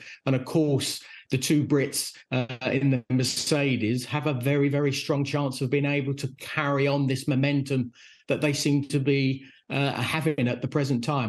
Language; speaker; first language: English; native; English